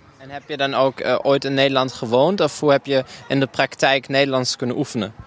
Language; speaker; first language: Dutch; native; Dutch